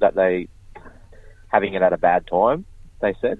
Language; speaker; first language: English; native; English